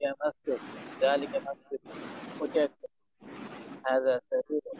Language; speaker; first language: Arabic; non-native, learner; Bangla